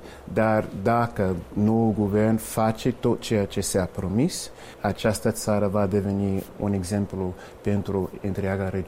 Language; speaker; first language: Romanian; non-native, fluent; English